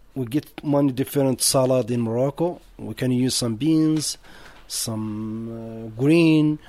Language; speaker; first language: English; non-native, learner; Arabic